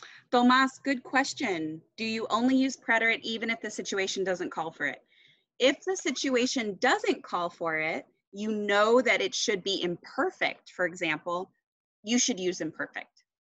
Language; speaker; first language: English; native; English